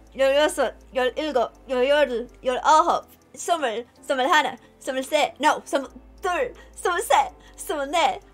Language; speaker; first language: Korean; non-native, learner; English